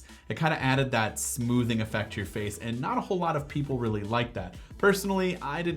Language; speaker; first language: English; native; English